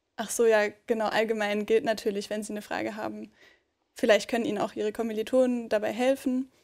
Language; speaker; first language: German; native; German